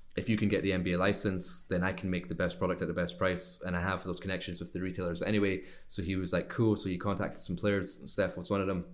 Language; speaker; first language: English; native; English